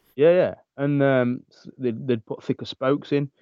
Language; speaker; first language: English; native; English